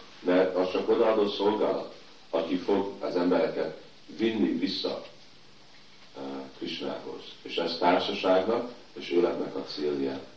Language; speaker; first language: Hungarian; early bilingual, heritage; Hungarian